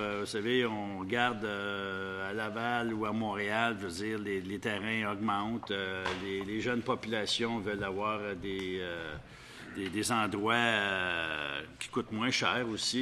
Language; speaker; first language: French; native; French